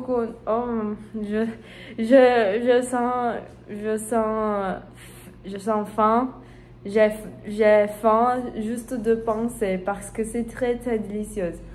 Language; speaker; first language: French; non-native, learner; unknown